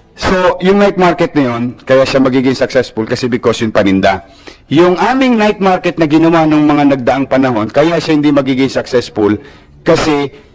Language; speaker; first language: Filipino; native; Filipino